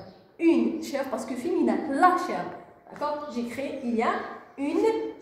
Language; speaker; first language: French; non-native, local second language; Arabic